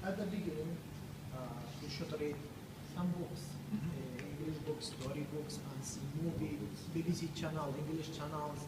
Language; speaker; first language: English; non-native, learner; Kurdish